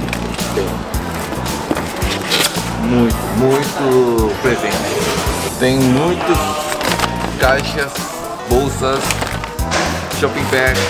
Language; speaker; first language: Portuguese; non-native, learner; Korean